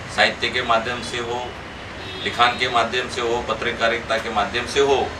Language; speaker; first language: Hindi; non-native, local second language; Marathi